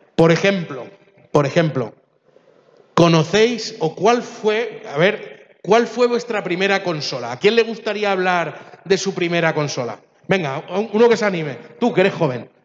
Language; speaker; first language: Spanish; early bilingual, other home language; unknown